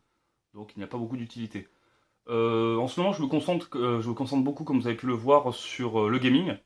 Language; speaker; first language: French; native; French